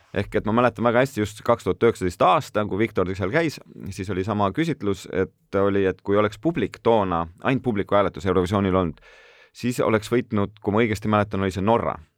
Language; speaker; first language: Estonian; native; Estonian